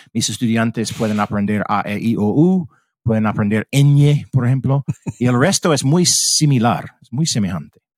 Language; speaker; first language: Spanish; non-native, fluent; English